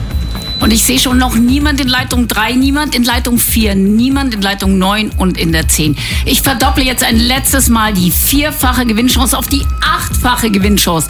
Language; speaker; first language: German; native; German